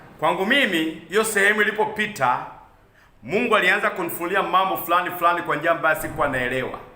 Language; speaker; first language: Swahili; non-native, local second language; Kikuyu